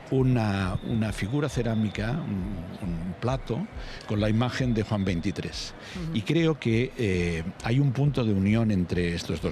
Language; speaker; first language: Spanish; native; Spanish